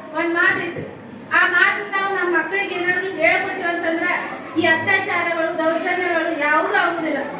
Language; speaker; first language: Kannada; native; Kannada